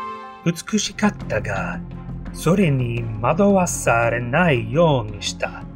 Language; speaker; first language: Japanese; non-native, learner; English